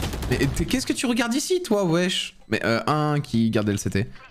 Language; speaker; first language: French; native; French